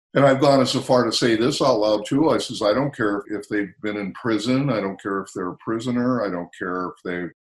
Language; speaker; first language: English; native; English